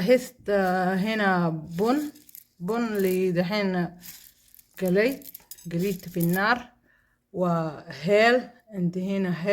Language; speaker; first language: Arabic; non-native, learner; Somali